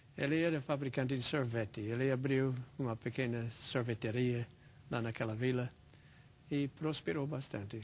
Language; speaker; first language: Portuguese; non-native, fluent; English